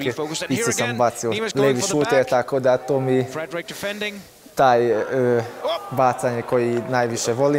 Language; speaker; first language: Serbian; non-native, local second language; Hungarian